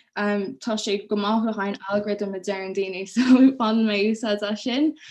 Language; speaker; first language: Irish; native; Irish